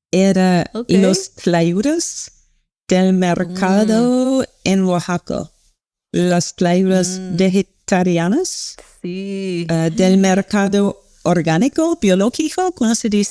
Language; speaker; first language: Spanish; non-native, learner; English